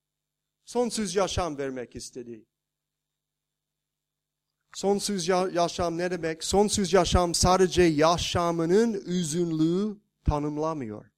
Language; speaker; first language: Turkish; non-native, fluent; English